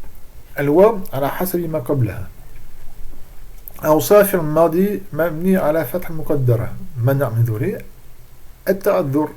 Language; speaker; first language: Arabic; non-native, fluent; French